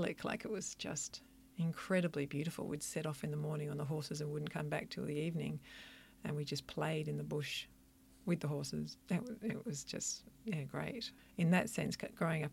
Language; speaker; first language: English; native; English